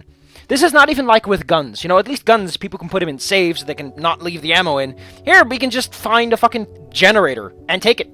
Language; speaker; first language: English; non-native, fluent; Dutch